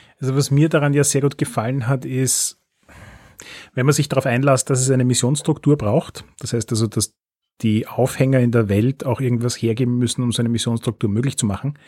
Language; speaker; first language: German; native; German